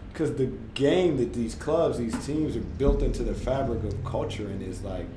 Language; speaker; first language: English; native; English